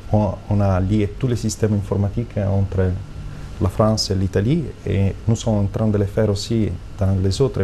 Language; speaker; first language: French; non-native, learner; Italian